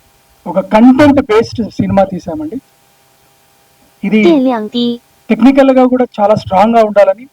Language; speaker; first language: Telugu; native; Telugu